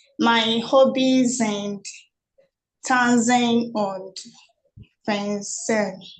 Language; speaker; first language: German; non-native, learner; Igbo